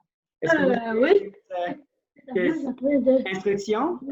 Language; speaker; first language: French; non-native, local second language; English